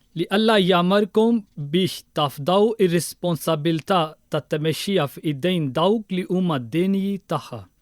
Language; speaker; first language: Maltese; non-native, fluent; Urdu